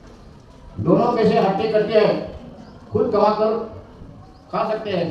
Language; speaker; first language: Hindi; non-native, local second language; Marathi